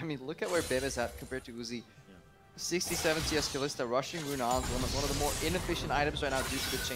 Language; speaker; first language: English; native; English